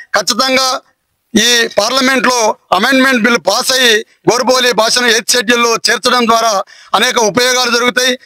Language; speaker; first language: Telugu; non-native, local second language; Lambadi